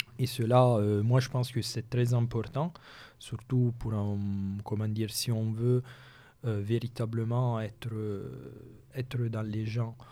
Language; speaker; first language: French; non-native, local second language; Italian